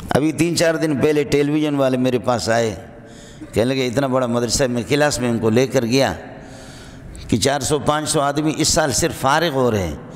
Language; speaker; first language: Urdu; non-native, local second language; Brahui